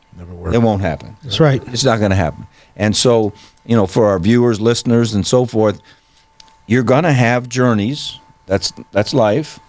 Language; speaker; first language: English; native; English